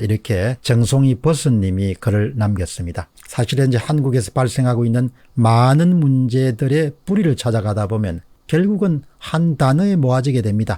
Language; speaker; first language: Korean; native; Korean